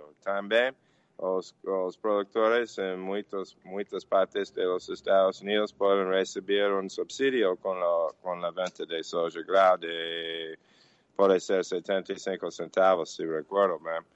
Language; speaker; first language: Portuguese; non-native, fluent; English